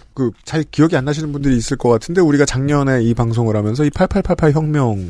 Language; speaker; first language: Korean; native; Korean